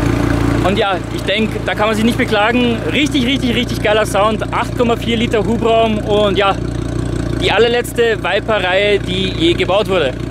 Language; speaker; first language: German; native; German